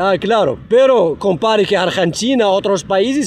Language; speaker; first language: Spanish; non-native, learner; Arabic